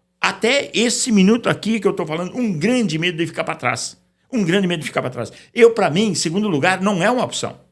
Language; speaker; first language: Portuguese; native; Portuguese